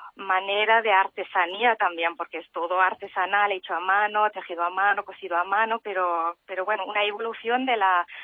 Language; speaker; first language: Spanish; early bilingual, heritage; German